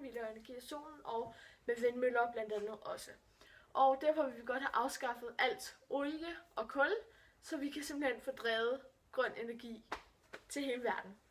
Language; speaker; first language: Danish; native; Danish